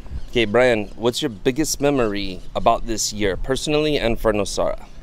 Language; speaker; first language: English; native; English